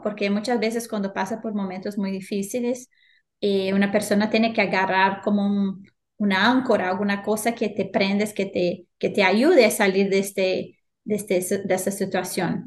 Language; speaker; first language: Spanish; non-native, fluent; Portuguese